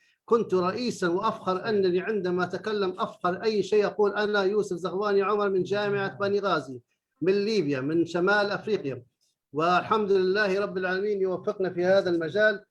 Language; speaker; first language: Arabic; native; Arabic